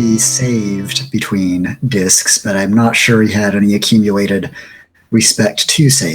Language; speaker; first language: English; native; English